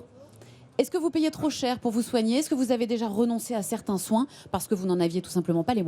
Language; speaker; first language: French; native; French